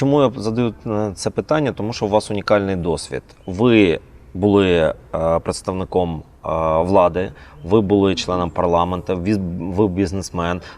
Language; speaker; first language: Ukrainian; native; Ukrainian